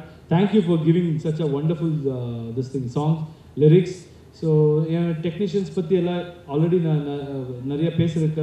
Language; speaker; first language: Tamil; non-native, learner; Kannada